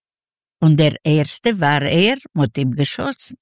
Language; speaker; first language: German; non-native, learner; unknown